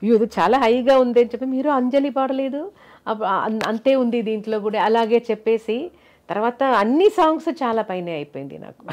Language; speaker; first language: Telugu; non-native, local second language; Malayalam